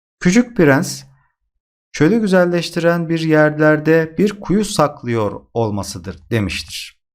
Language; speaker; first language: Turkish; native; Turkish